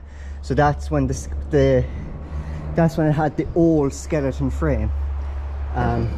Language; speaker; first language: English; native; English